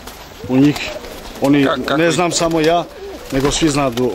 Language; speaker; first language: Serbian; non-native, local second language; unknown